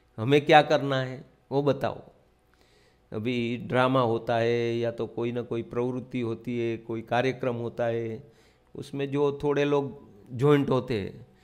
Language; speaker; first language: Hindi; non-native, local second language; Gujarati